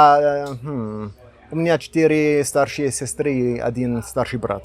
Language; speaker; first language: Russian; non-native, learner; English